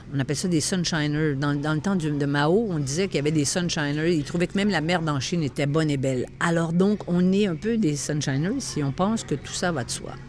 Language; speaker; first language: French; native; French